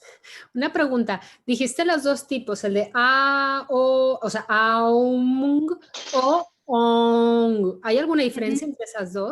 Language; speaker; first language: Spanish; native; Spanish